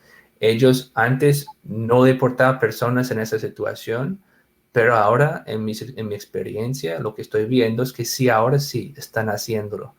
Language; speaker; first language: Spanish; non-native, fluent; English